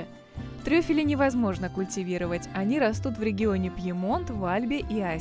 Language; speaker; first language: Russian; native; Russian